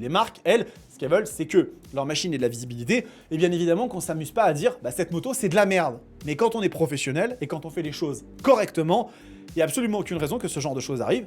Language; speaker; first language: French; native; French